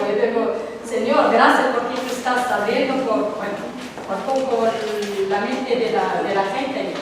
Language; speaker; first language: Spanish; non-native, learner; Arabic